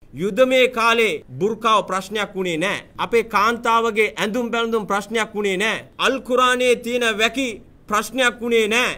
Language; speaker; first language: Sinhala; non-native, local second language; Tamil